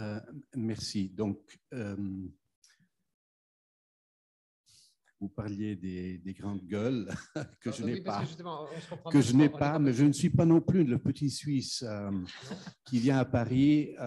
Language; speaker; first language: French; non-native, fluent; German